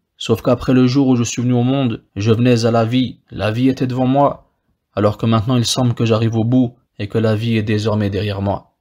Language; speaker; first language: French; non-native, local second language; Wolof